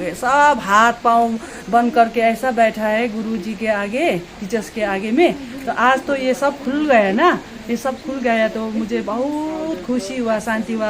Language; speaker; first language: Hindi; non-native, local second language; Nepali